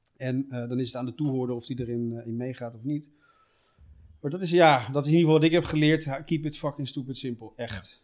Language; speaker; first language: Dutch; native; Dutch